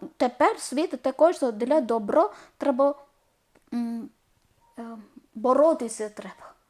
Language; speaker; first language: Ukrainian; non-native, learner; Malayalam